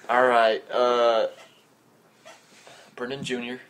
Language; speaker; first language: English; native; English